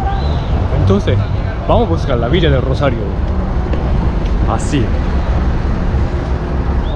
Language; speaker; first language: Spanish; non-native, learner; Japanese